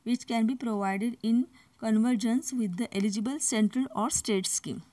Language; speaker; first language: English; non-native, local second language; Marathi